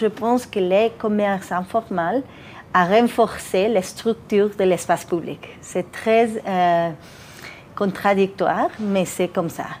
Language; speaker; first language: French; non-native, fluent; Spanish